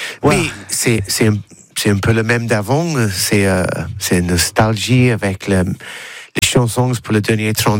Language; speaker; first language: French; non-native, learner; English